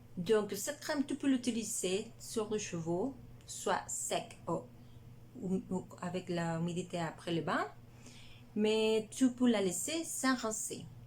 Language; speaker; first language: French; non-native, learner; Spanish